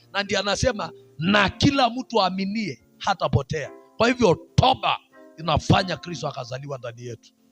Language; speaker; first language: Swahili; non-native, local second language; Masai